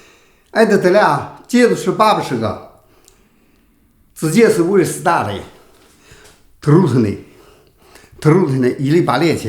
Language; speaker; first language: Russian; non-native, learner; Chinese